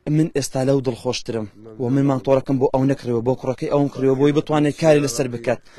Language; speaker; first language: Central Kurdish; native; Central Kurdish